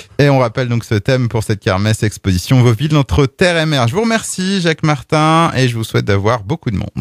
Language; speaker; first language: French; native; French